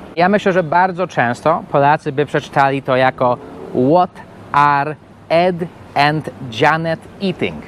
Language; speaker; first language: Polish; non-native, fluent; English